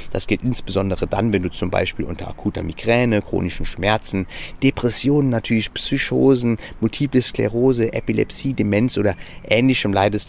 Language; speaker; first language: German; native; German